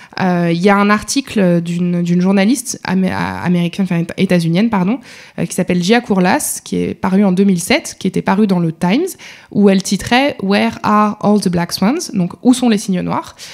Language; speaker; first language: French; native; French